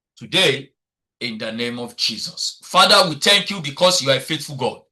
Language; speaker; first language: English; non-native, local second language; Yoruba